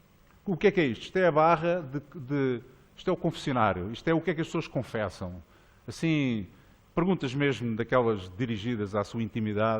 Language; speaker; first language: Portuguese; native; Portuguese